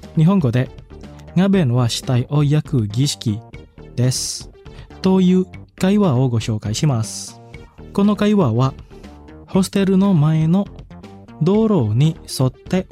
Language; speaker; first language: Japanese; non-native, fluent; Indonesian